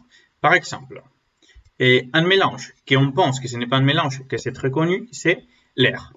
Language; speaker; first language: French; non-native, learner; Spanish